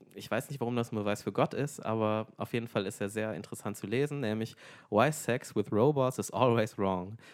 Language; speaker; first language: German; native; German